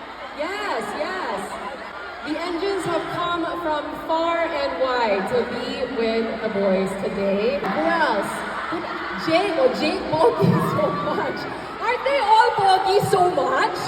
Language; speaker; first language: English; non-native, local second language; Filipino